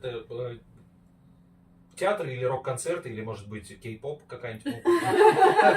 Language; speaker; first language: Russian; native; Russian